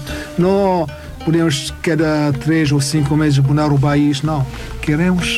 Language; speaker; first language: Portuguese; non-native, learner; Arabic